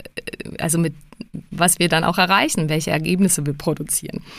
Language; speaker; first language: German; early bilingual, other home language; Czech